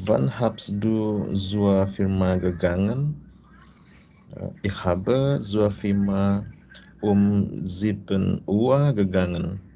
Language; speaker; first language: German; non-native, learner; Indonesian